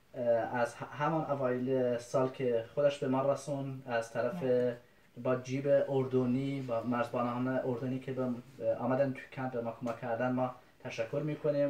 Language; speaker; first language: Persian; non-native, local second language; Kurdish